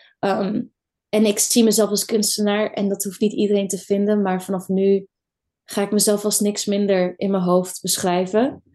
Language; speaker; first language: Dutch; early bilingual, other home language; Kurdish